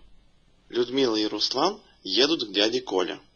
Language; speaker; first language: Russian; native; Russian